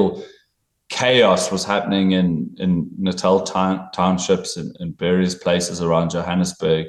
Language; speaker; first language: English; native; English